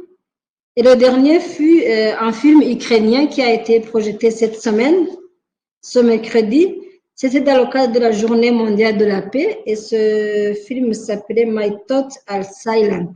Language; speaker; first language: French; non-native, local second language; Rundi